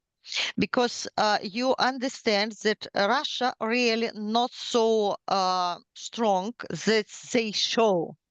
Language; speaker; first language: English; non-native, learner; Ukrainian